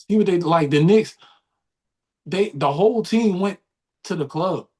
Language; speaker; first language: English; native; English